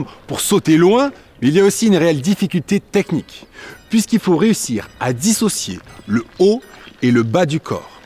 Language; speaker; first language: French; native; French